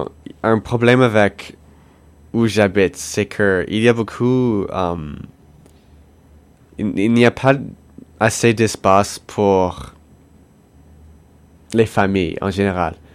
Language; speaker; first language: French; non-native, local second language; English